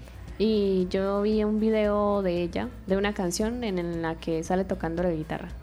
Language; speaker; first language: Spanish; native; Spanish